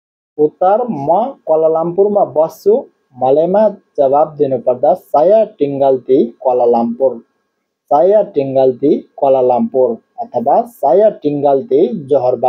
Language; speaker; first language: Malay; non-native, learner; Nepali